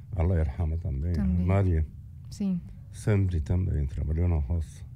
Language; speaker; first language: Portuguese; non-native, fluent; Arabic